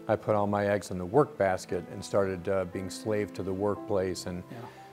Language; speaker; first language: English; native; English